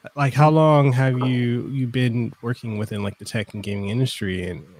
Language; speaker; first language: English; non-native, fluent; Samoan